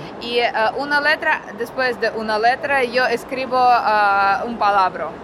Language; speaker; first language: Spanish; non-native, learner; Russian